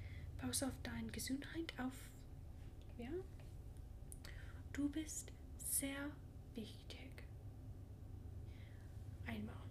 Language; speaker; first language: German; non-native, learner; English